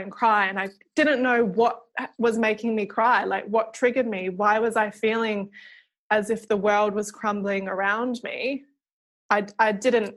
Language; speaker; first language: English; native; English